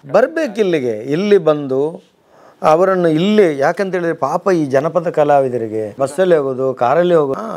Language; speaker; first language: Kannada; non-native, local second language; Tulu